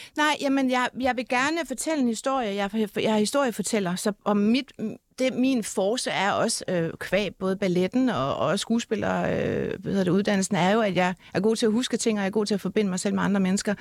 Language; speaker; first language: Danish; native; Danish